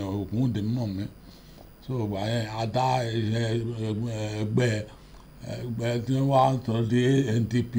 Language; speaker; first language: Yoruba; native; Yoruba